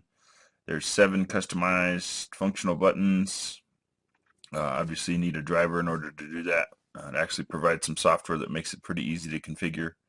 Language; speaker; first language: English; native; English